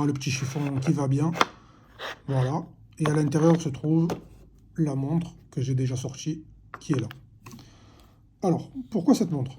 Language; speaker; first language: French; native; French